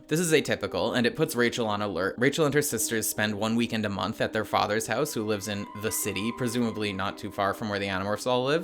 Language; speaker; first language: English; native; English